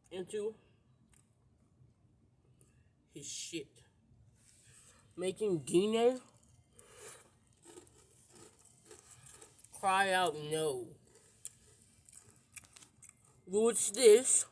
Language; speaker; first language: English; native; English